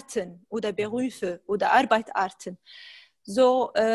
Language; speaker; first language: German; non-native, fluent; Arabic